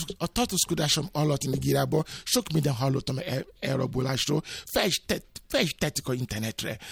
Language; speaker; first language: Hungarian; non-native, fluent; Yoruba